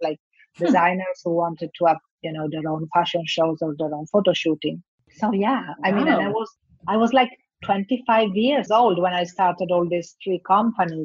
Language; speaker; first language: English; non-native, fluent; Italian